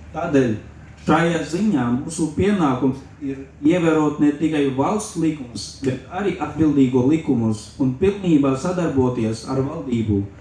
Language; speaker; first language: Latvian; non-native, learner; Urdu